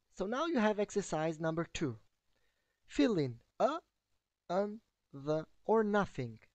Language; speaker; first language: English; non-native, fluent; Albanian